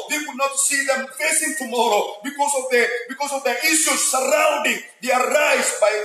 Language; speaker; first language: English; non-native, local second language; Swahili